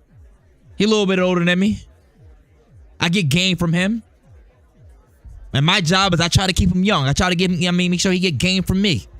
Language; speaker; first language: English; native; English